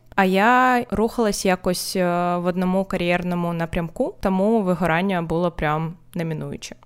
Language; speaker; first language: Ukrainian; non-native, local second language; Russian